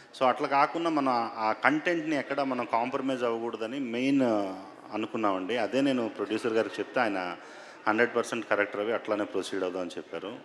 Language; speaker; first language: Telugu; native; Telugu